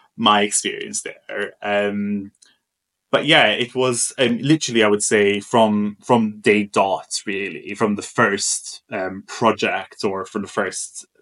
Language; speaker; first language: English; non-native, fluent; Maltese